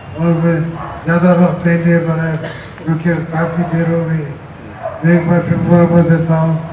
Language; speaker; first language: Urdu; native; Urdu